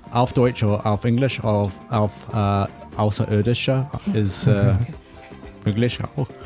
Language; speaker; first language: German; non-native, learner; English